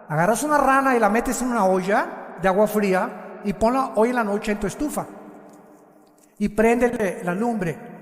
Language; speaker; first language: Spanish; native; Spanish